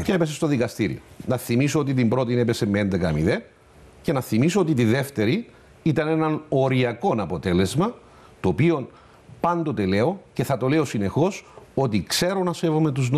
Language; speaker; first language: Greek; native; Greek